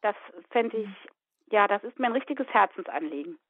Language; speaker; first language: German; native; German